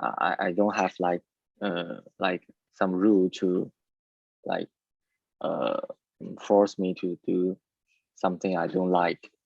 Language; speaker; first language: English; non-native, learner; Chinese